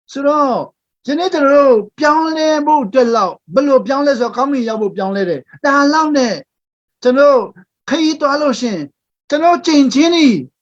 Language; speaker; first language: Burmese; non-native, local second language; Hakha Chin